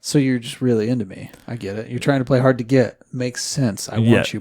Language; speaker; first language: English; native; English